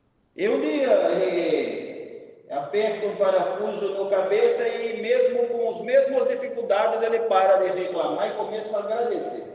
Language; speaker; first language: Portuguese; non-native, fluent; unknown